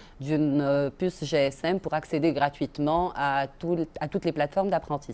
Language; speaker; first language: French; non-native, local second language; Arabic